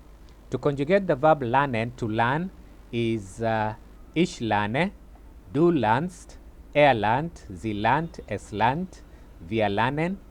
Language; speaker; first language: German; non-native, fluent; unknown